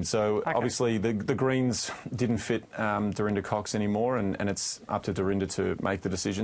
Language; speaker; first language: English; native; English